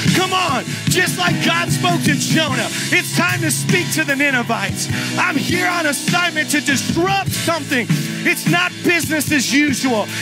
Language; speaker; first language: English; native; English